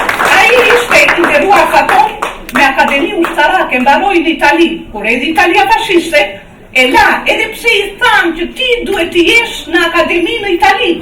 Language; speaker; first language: Albanian; native; Albanian